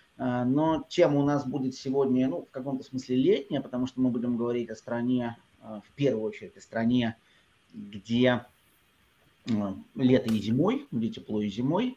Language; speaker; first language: Russian; native; Russian